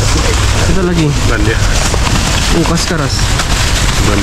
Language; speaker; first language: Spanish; non-native, fluent; Filipino